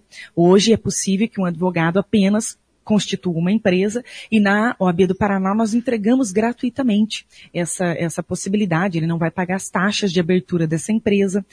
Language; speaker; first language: Portuguese; native; Portuguese